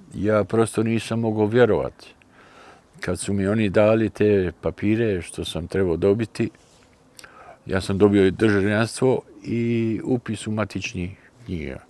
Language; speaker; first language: Bosnian; early bilingual, heritage; Bosnian